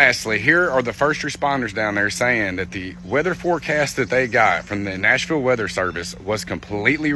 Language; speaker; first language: English; native; English